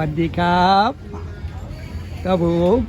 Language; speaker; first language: Thai; non-native, learner; Turkish